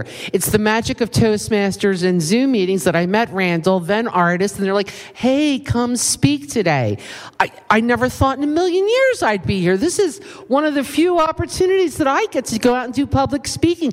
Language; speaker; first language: English; native; English